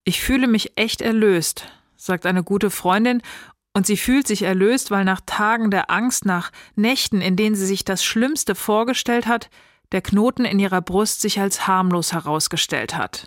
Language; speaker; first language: German; native; German